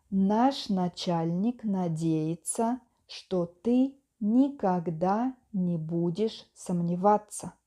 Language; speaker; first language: Russian; non-native, fluent; Spanish